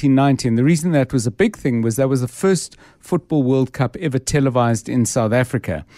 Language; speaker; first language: English; native; English